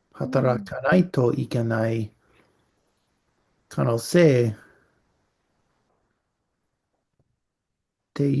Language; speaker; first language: Japanese; non-native, learner; English